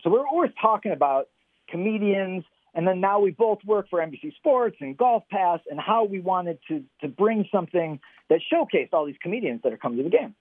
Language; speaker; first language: English; native; English